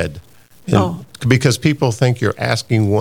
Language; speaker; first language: English; native; English